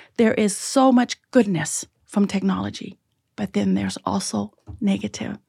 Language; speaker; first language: English; early bilingual, other home language; Tongan